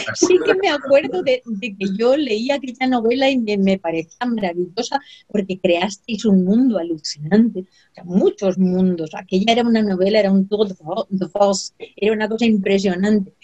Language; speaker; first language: Spanish; native; Spanish